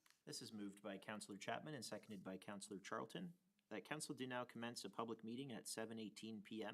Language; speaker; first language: English; native; English